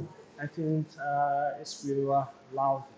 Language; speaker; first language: English; non-native, local second language; Vietnamese